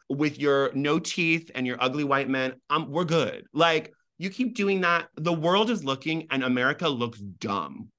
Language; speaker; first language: English; early bilingual, other home language; Persian